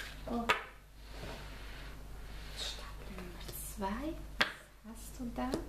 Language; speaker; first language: German; non-native, fluent; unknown